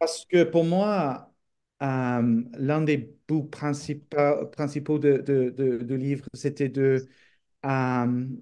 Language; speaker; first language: French; non-native, fluent; English